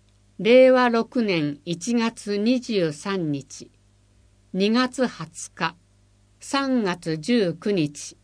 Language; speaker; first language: Japanese; native; Japanese